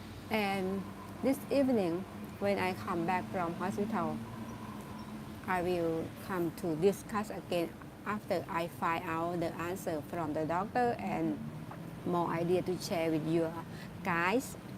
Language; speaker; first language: English; non-native, learner; Thai